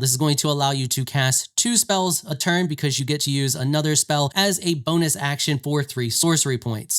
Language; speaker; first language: English; native; English